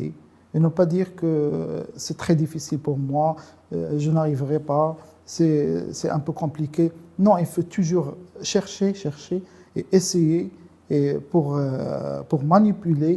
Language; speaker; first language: French; non-native, local second language; Arabic